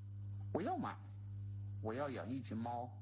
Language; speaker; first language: Chinese; non-native, learner; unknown